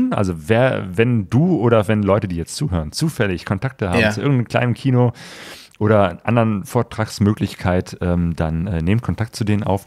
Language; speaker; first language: German; native; German